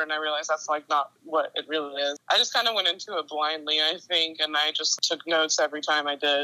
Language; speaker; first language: English; native; English